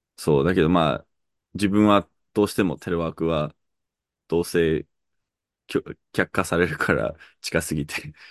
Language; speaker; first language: Japanese; non-native, fluent; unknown